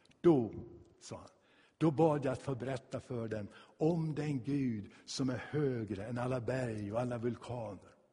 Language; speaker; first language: Swedish; native; Swedish